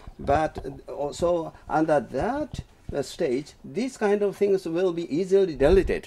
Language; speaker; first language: English; non-native, fluent; Japanese